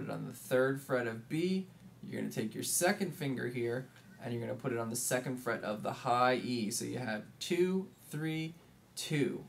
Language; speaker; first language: English; native; English